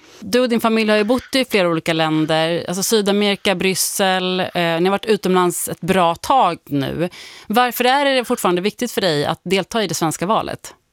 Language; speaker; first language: Swedish; native; Swedish